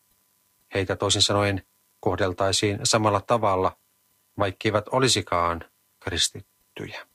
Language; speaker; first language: Finnish; native; Finnish